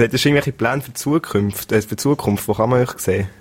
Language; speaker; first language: German; native; German